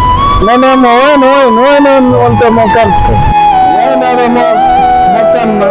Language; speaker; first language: Arabic; non-native, learner; Bangla